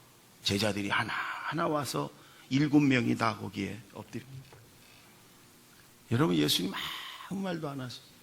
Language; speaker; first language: Korean; native; Korean